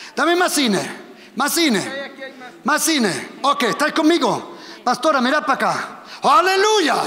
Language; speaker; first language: Spanish; early bilingual, heritage; Spanish